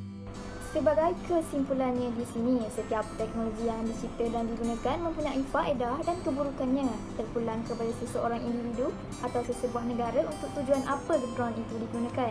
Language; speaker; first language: Malay; native; Malay